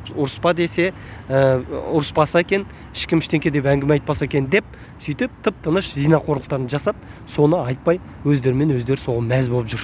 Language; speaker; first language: Kazakh; native; Kazakh